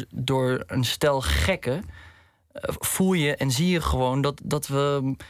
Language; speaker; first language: Dutch; native; Dutch